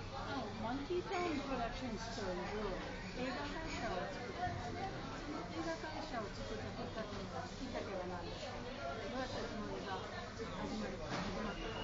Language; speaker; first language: Japanese; non-native, fluent; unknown